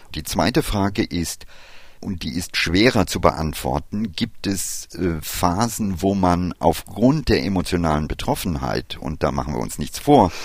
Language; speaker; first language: German; early bilingual, other home language; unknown